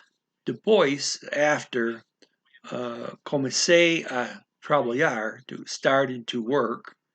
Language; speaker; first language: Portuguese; non-native, learner; English